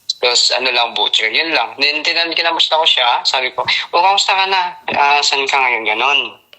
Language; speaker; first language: Filipino; non-native, local second language; Hiligaynon